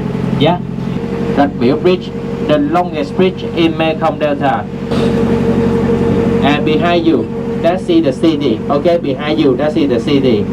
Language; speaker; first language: English; non-native, learner; Vietnamese